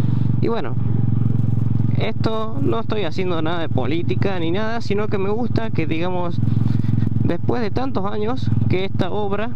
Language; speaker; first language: Spanish; native; Spanish